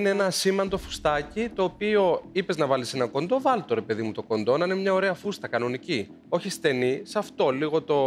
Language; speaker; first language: Greek; native; Greek